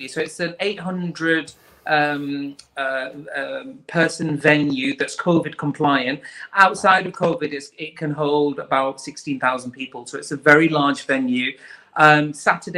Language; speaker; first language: English; native; English